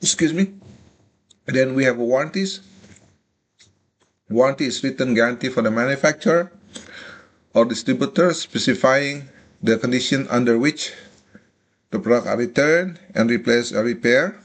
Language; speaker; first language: English; non-native, fluent; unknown